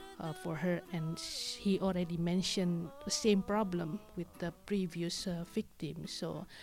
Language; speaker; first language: English; non-native, fluent; Indonesian